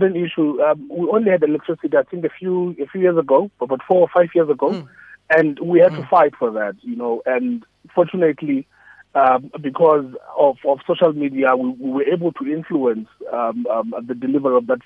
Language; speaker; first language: English; non-native, local second language; Xhosa